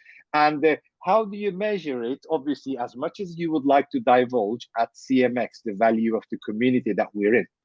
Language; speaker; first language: English; non-native, fluent; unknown